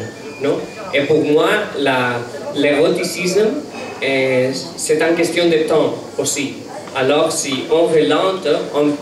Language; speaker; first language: French; non-native, learner; Catalan